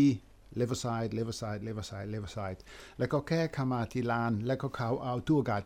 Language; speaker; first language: Thai; non-native, fluent; Dutch